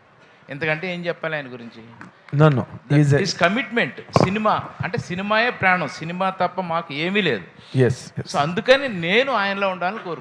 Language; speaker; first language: Telugu; native; Telugu